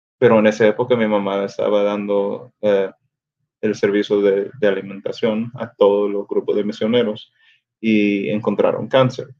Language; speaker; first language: Spanish; early bilingual, other home language; English